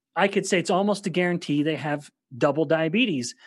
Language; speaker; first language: English; native; English